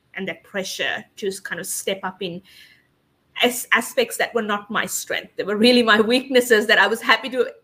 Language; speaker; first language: English; non-native, local second language; Sinhala